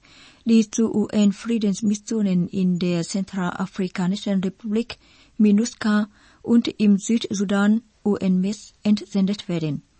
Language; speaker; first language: German; non-native, fluent; Vietnamese